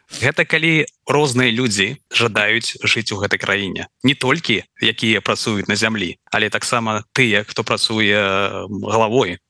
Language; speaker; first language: Belarusian; non-native, local second language; Russian